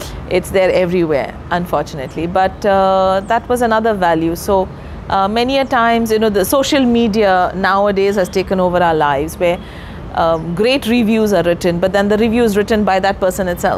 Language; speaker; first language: English; non-native, local second language; Konkani